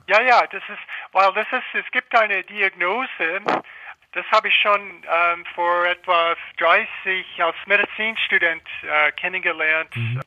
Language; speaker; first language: German; non-native, fluent; English